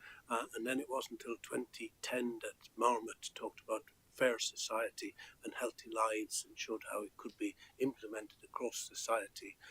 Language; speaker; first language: English; native; English